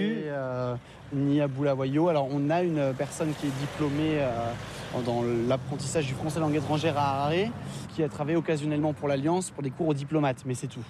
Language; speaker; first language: French; native; French